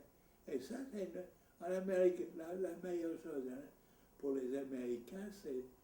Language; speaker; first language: French; non-native, fluent; English